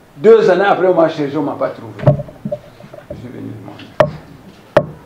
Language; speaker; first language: French; non-native, local second language; Kongo